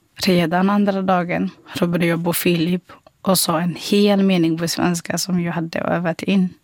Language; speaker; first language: Swedish; non-native, fluent; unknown